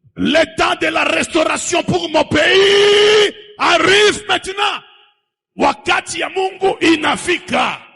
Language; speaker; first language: French; non-native, local second language; Swahili